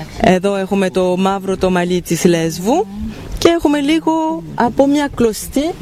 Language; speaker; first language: Greek; non-native, fluent; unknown